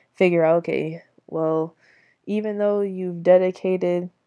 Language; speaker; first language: English; native; English